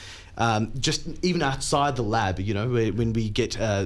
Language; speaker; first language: English; non-native, local second language; Hindi